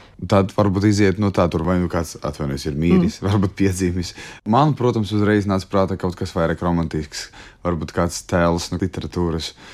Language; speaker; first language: Latvian; non-native, local second language; Russian